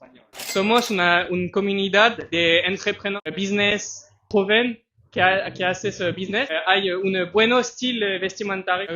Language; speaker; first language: Spanish; non-native, learner; French